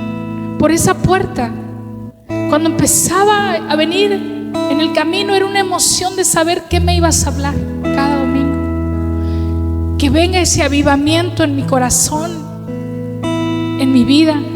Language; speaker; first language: Spanish; native; Spanish